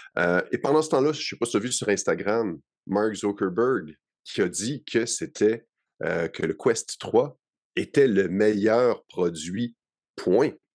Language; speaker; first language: French; native; French